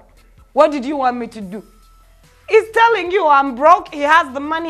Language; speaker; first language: English; non-native, local second language; Ganda